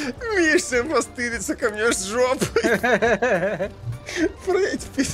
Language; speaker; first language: Russian; native; Russian